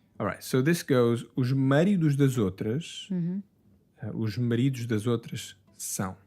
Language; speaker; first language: Portuguese; non-native, fluent; English